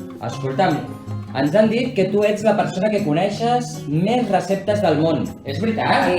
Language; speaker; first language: Catalan; native; Catalan